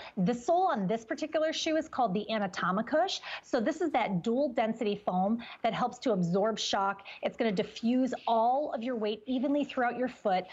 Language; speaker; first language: English; native; English